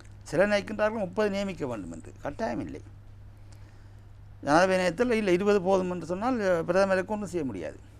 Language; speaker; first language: Tamil; native; Tamil